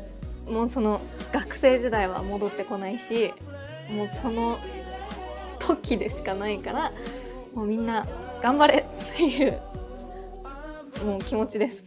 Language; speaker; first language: Japanese; native; Japanese